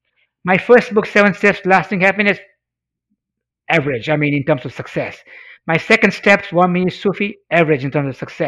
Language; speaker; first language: English; non-native, local second language; Swahili